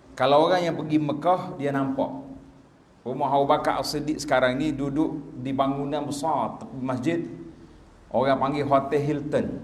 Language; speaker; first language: Malay; native; Malay